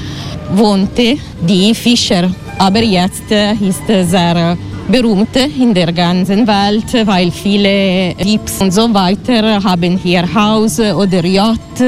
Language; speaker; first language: German; non-native, learner; Italian